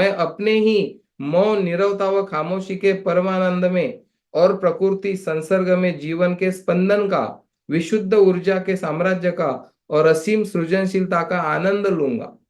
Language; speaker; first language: Hindi; non-native, local second language; Marathi